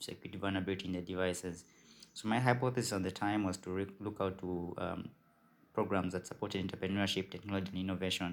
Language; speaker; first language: English; non-native, local second language; Ganda